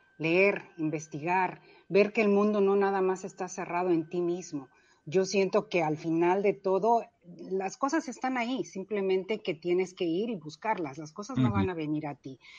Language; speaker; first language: Spanish; early bilingual, other home language; Cantonese